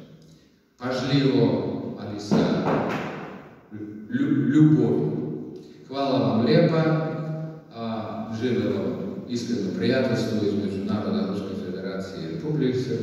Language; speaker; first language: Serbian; non-native, fluent; Russian